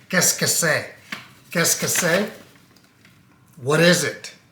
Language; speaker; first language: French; non-native, learner; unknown